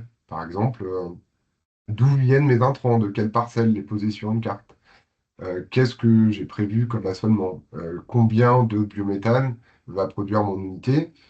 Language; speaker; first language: French; native; French